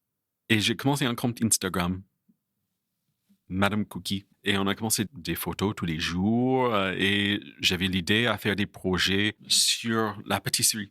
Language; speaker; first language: French; non-native, fluent; English